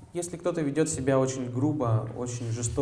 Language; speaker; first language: Russian; native; Russian